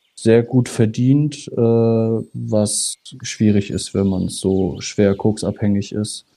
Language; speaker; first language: German; native; German